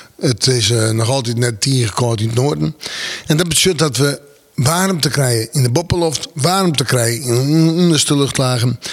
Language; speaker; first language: Dutch; non-native, local second language; Western Frisian